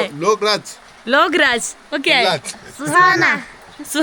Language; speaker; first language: Hindi; non-native, learner; Malayalam